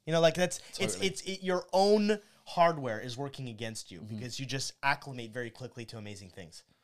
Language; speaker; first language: English; native; English